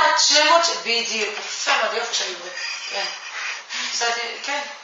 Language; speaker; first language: Hebrew; non-native, fluent; Japanese